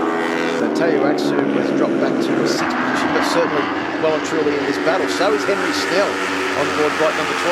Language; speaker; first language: English; native; English